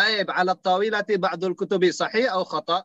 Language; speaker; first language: Arabic; non-native, fluent; Indonesian